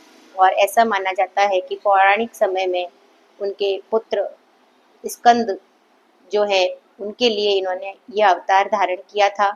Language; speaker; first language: Hindi; native; Hindi